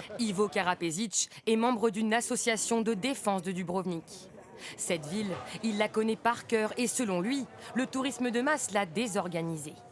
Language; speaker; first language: French; native; French